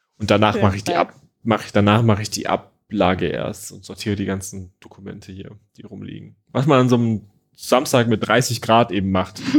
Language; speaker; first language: German; native; German